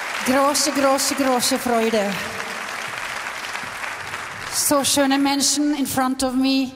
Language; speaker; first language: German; non-native, learner; English